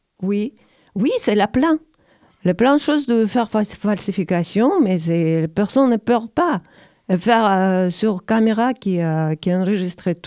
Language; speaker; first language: French; non-native, learner; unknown